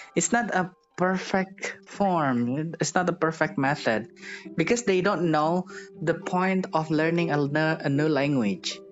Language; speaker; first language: English; non-native, fluent; Indonesian